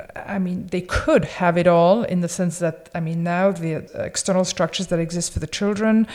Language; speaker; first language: English; early bilingual, other home language; French